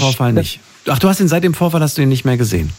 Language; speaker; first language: German; native; German